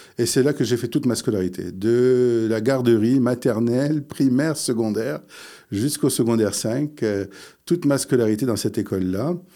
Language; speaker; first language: French; early bilingual, other home language; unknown